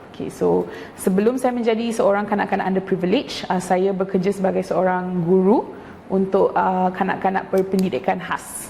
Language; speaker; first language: Malay; non-native, local second language; Tamil